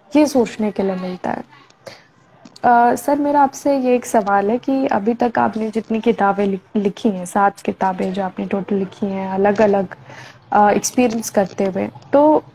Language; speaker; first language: Hindi; native; Hindi